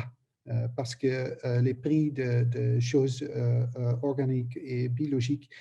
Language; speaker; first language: French; non-native, learner; Dutch